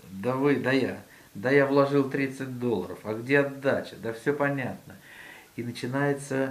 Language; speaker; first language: Russian; native; Russian